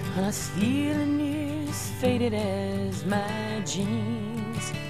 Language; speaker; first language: English; native; English